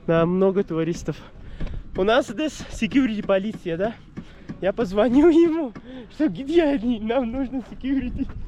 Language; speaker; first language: Russian; non-native, learner; Urdu